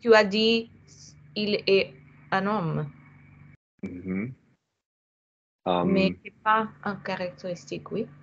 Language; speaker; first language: French; non-native, fluent; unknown